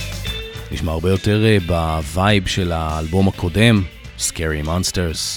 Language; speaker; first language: Hebrew; native; Hebrew